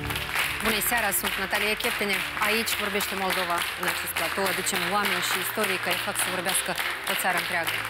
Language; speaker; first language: Romanian; native; Romanian